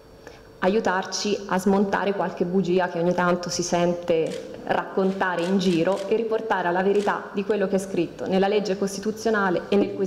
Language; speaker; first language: Italian; native; Italian